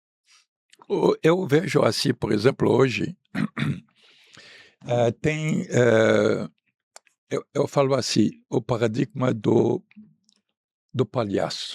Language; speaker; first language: Portuguese; non-native, fluent; Arabic